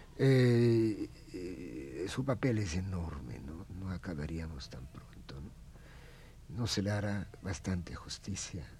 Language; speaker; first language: Spanish; non-native, fluent; Russian